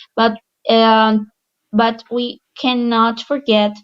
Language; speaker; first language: English; non-native, fluent; Spanish